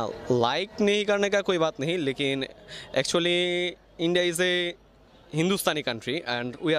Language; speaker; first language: Hindi; non-native, learner; Bangla